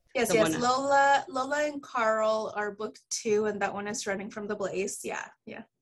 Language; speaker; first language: English; early bilingual, other home language; Spanish